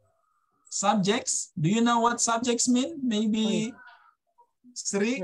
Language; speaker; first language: English; non-native, fluent; Indonesian